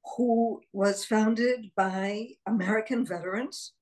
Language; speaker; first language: English; early bilingual, other home language; Hebrew